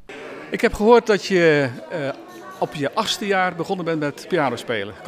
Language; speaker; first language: Dutch; native; Dutch